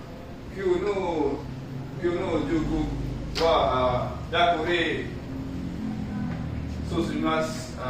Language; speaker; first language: Japanese; non-native, learner; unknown